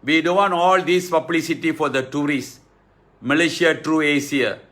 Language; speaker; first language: English; non-native, local second language; Tamil